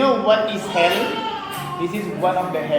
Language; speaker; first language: English; non-native, fluent; Indonesian